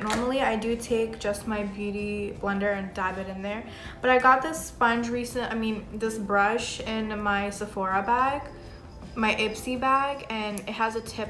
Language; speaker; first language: English; native; English